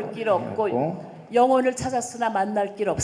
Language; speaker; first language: Korean; native; Korean